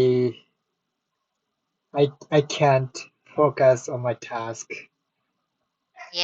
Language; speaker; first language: English; non-native, learner; Japanese